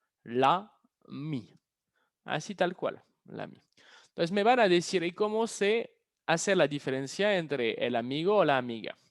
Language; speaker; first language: Spanish; non-native, fluent; French